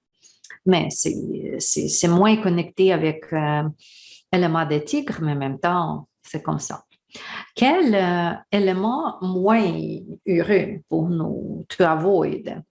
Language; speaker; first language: French; non-native, learner; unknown